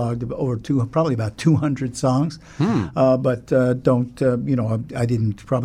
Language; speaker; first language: English; native; English